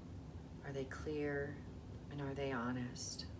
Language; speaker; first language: English; native; English